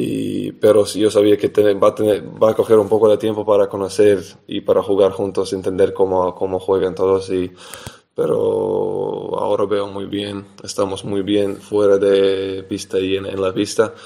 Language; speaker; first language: Spanish; non-native, fluent; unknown